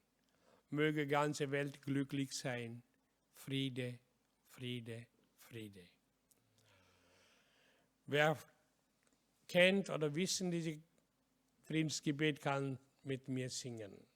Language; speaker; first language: German; non-native, learner; Hindi